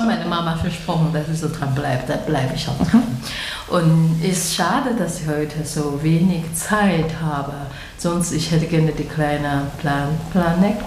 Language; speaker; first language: German; non-native, learner; Chinese